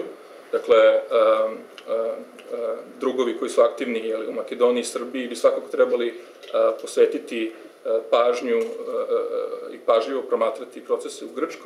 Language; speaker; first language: Serbian; native; Serbian